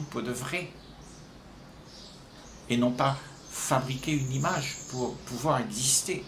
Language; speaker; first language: French; native; French